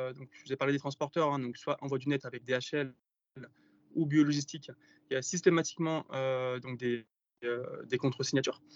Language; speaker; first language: French; native; French